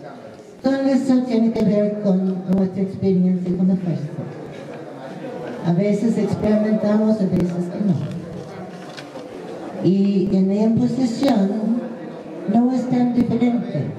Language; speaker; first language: Spanish; non-native, fluent; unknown